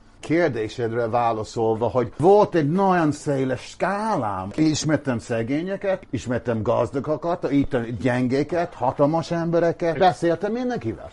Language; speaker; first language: Hungarian; non-native, fluent; English